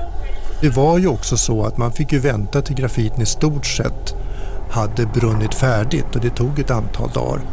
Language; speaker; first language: Swedish; native; Swedish